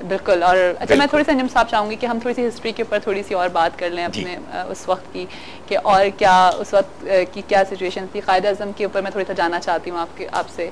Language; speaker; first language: Urdu; native; Urdu